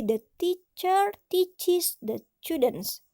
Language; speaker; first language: English; non-native, learner; Indonesian